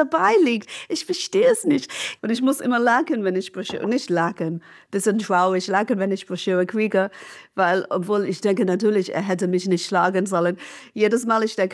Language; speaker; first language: German; non-native, fluent; English